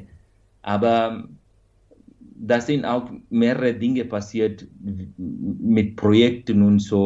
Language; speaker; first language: German; non-native, fluent; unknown